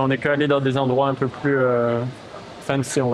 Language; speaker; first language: French; native; French